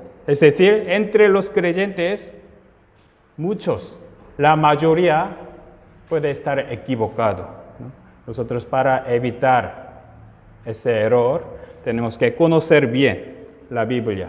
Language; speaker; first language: Spanish; non-native, fluent; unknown